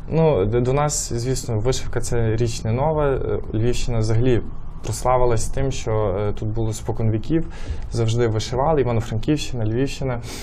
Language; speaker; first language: Ukrainian; native; Ukrainian